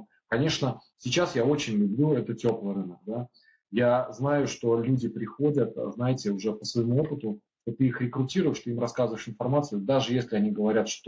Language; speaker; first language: Russian; native; Russian